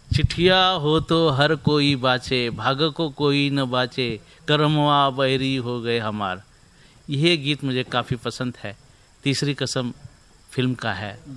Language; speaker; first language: Hindi; non-native, local second language; Marathi